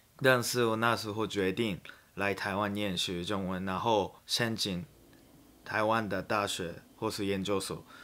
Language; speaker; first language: Chinese; non-native, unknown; Japanese